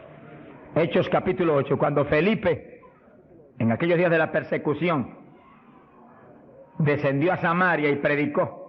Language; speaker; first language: Spanish; native; Spanish